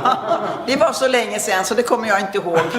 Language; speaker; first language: Swedish; native; Swedish